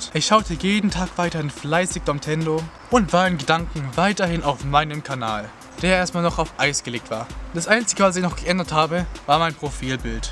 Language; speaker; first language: German; native; German